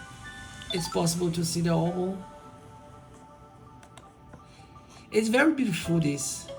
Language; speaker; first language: English; non-native, learner; Portuguese